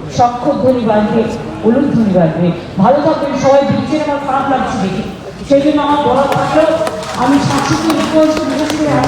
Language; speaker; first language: Bangla; native; Bangla